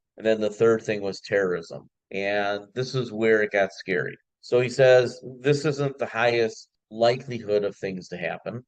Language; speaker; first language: English; native; English